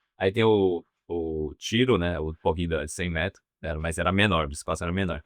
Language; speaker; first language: Portuguese; non-native, fluent; Chinese